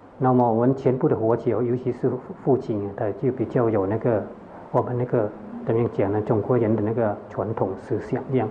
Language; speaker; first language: Chinese; early bilingual, heritage; Chinese